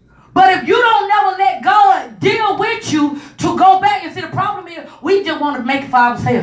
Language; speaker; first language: English; native; English